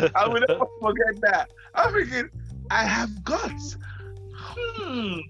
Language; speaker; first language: English; non-native, local second language; Yoruba